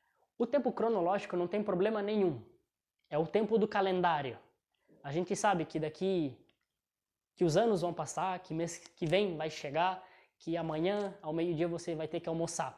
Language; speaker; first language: Portuguese; native; Portuguese